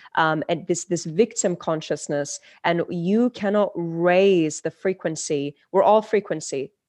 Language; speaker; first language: English; early bilingual, other home language; Turkish